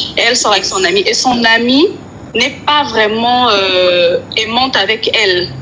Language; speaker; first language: French; non-native, local second language; Lingala